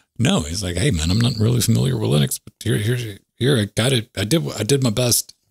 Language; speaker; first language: English; native; English